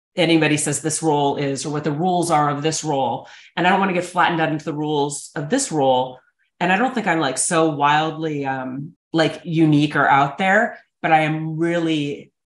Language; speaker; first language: English; native; English